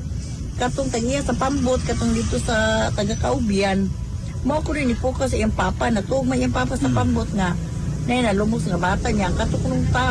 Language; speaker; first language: Cebuano; native; Cebuano